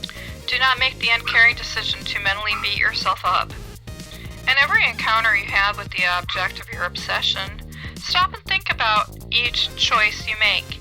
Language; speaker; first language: English; native; English